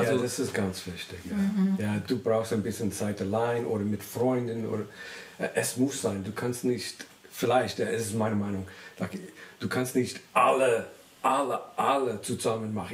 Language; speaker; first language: German; non-native, learner; English